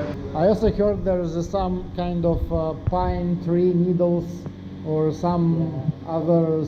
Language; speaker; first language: English; non-native, learner; Russian